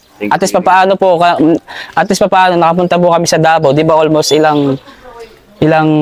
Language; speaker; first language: Filipino; native; Filipino